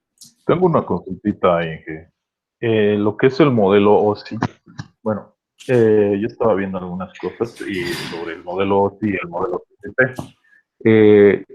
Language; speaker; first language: Spanish; native; Spanish